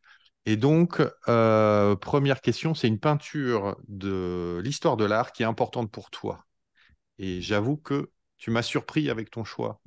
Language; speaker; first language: French; native; French